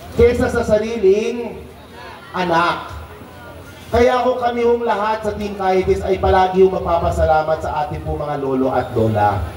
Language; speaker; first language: Filipino; native; Filipino